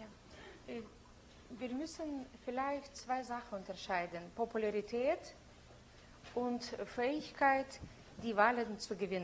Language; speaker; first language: German; non-native, fluent; Lithuanian